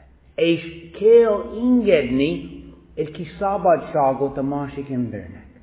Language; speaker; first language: Hungarian; non-native, fluent; English